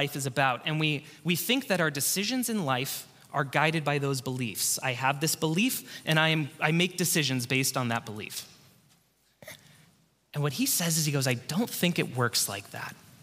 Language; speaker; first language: English; native; English